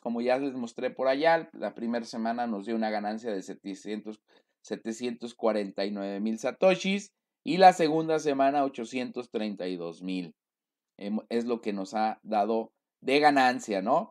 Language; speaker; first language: Spanish; native; Spanish